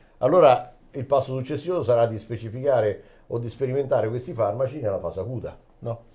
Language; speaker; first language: Italian; native; Italian